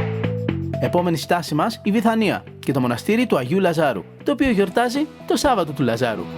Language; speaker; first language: Greek; native; Greek